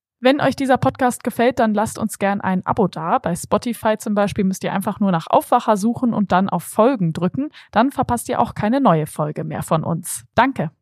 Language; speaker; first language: German; native; German